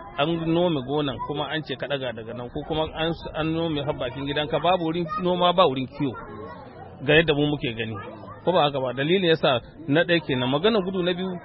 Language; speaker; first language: Hausa; non-native, local second language; Fula